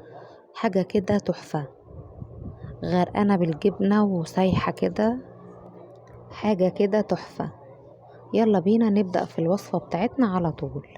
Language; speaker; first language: Arabic; native; Arabic